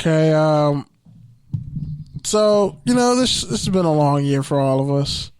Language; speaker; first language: English; native; English